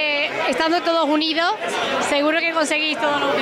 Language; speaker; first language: Spanish; native; Spanish